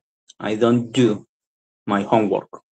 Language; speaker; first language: English; non-native, learner; Spanish